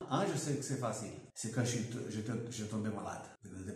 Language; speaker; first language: French; non-native, fluent; Portuguese